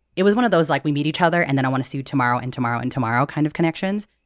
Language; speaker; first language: English; early bilingual, other home language; Filipino